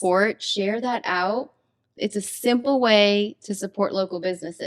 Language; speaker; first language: English; native; English